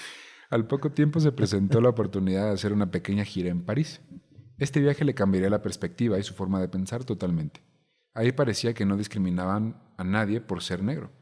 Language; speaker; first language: Spanish; native; Spanish